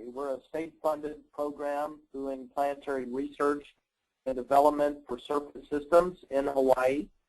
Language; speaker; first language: English; native; English